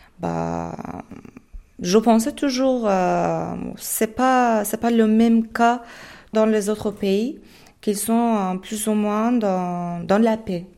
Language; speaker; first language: French; non-native, fluent; Persian